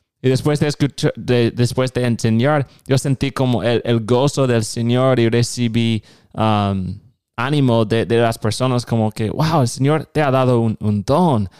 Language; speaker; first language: Spanish; non-native, fluent; English